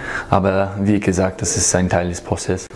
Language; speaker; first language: German; non-native, fluent; English